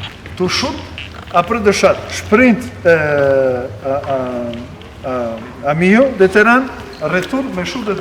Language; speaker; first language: French; non-native, learner; Serbian